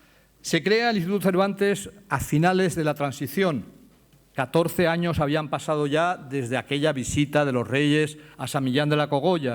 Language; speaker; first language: Spanish; native; Spanish